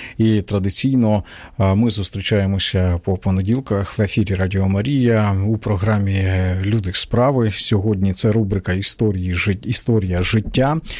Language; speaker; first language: Ukrainian; native; Ukrainian